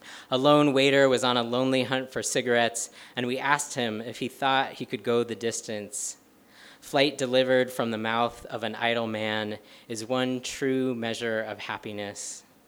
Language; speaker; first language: English; native; English